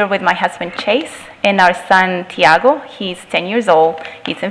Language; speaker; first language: English; native; English